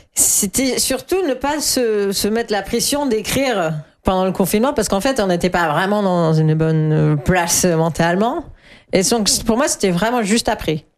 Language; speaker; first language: French; non-native, fluent; German